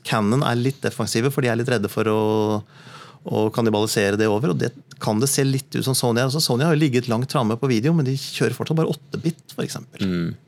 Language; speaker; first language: Norwegian; native; Norwegian